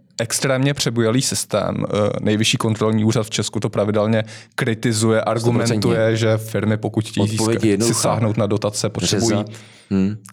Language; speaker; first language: Czech; native; Czech